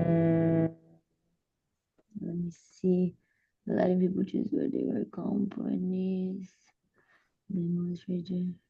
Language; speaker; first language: English; non-native, learner; Portuguese